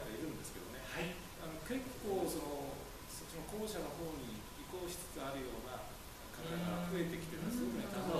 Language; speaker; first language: Japanese; native; Japanese